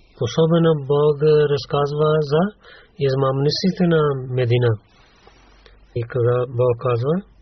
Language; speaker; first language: Bulgarian; non-native, learner; Urdu